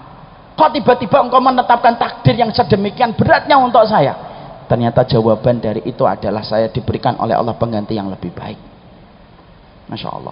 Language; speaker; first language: Indonesian; native; Indonesian